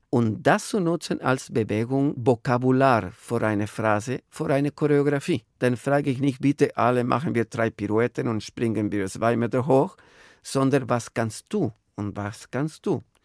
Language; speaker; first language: German; non-native, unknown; Spanish